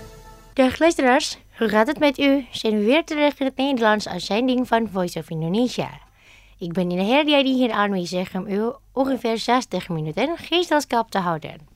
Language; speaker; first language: Dutch; non-native, fluent; Indonesian